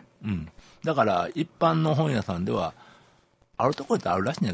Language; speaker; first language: Japanese; native; Japanese